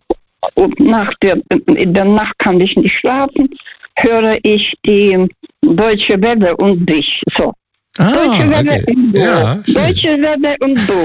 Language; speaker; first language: German; non-native, fluent; Russian